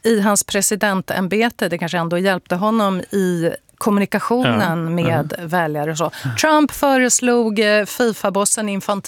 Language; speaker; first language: Swedish; native; Swedish